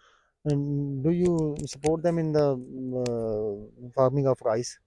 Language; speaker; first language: English; non-native, local second language; Punjabi